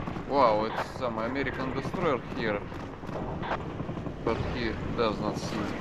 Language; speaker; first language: English; non-native, learner; Russian